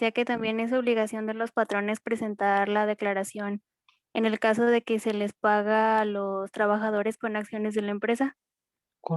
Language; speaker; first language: Spanish; native; Spanish